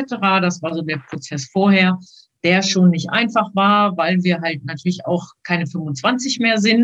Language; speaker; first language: German; native; German